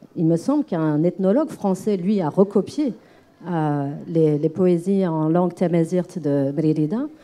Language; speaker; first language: French; non-native, local second language; Arabic